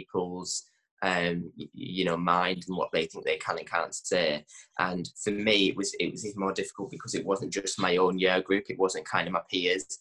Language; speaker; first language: English; native; English